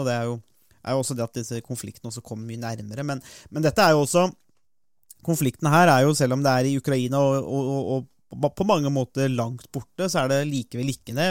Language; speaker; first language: Norwegian; native; Norwegian